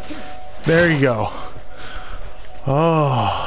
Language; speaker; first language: English; native; English